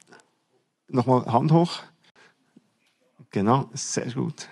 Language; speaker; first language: German; native; German